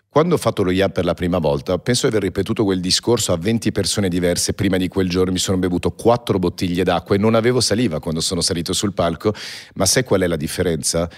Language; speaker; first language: Italian; early bilingual, heritage; Italian